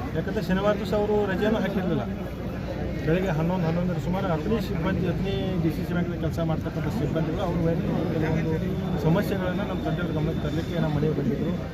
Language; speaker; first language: Kannada; native; Kannada